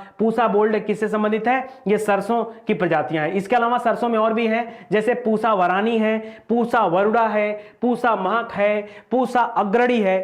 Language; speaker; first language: Hindi; native; Hindi